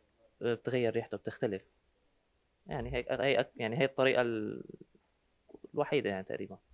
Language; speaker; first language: Arabic; native; Arabic